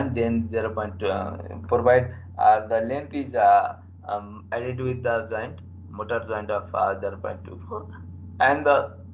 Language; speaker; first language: English; non-native, local second language; Nepali